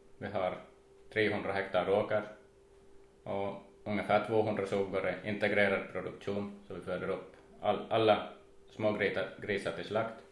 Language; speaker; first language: Swedish; native; Swedish